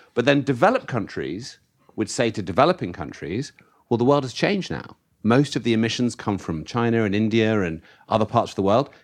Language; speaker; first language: English; native; English